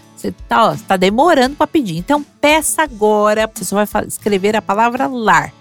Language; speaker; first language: Portuguese; native; Portuguese